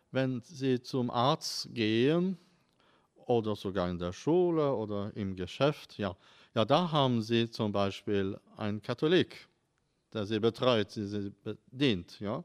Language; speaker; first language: German; non-native, fluent; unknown